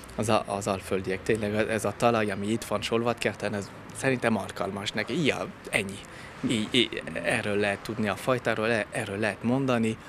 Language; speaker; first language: Hungarian; non-native, fluent; French